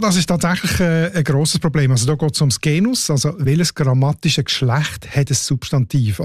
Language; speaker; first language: German; native; German